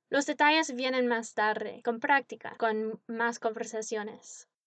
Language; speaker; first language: Spanish; non-native, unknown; English